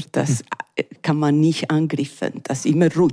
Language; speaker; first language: German; non-native, learner; Spanish